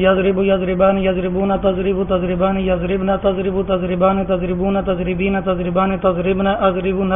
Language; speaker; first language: Arabic; non-native, learner; Urdu